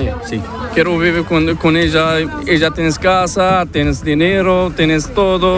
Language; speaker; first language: Spanish; non-native, learner; Arabic